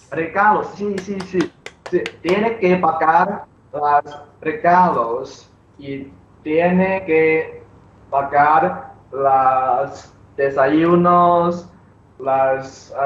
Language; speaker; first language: Spanish; non-native, learner; English